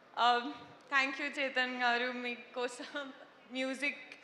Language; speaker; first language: Telugu; non-native, local second language; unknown